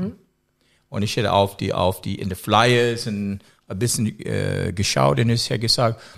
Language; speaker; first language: German; non-native, learner; English